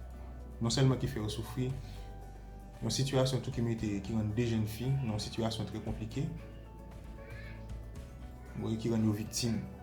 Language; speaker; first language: French; non-native, local second language; Haitian Creole